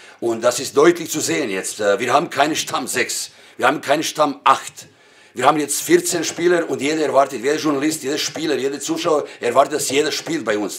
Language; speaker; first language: German; non-native, learner; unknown